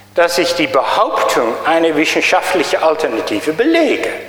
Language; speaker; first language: German; native; German